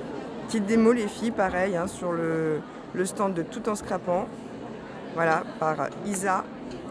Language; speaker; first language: French; native; French